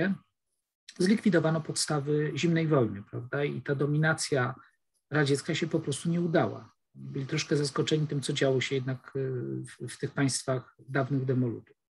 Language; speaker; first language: Polish; native; Polish